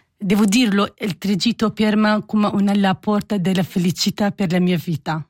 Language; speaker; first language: Italian; non-native, learner; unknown